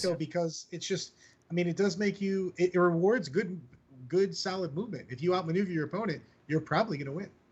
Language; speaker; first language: English; native; English